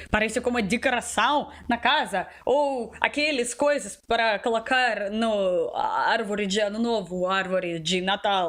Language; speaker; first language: Portuguese; non-native, learner; Russian